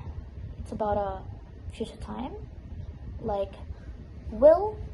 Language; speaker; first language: English; non-native, learner; Indonesian